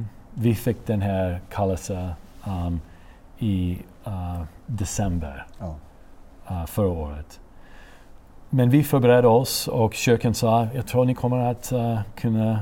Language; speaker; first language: Swedish; non-native, fluent; English